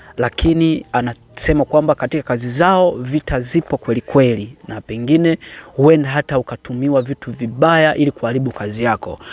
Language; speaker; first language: Swahili; native; Swahili